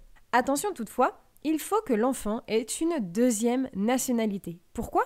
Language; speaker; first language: French; native; French